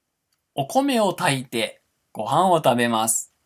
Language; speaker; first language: Japanese; non-native, fluent; Portuguese